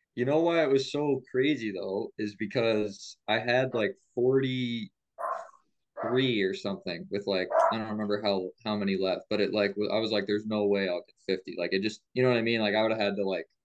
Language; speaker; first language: English; native; English